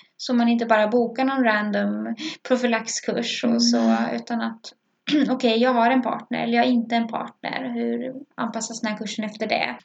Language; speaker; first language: Swedish; native; Swedish